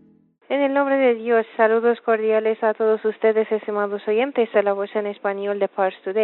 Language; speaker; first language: Spanish; non-native, fluent; Persian